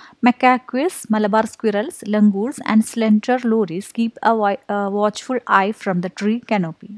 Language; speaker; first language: English; non-native, local second language; Malayalam